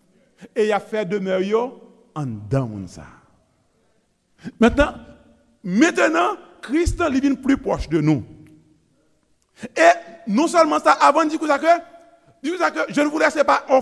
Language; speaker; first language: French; non-native, local second language; Haitian Creole